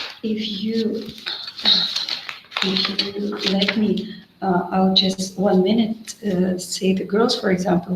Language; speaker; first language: English; non-native, learner; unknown